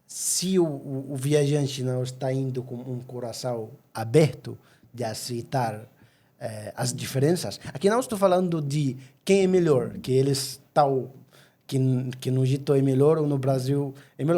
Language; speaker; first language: Portuguese; non-native, fluent; Arabic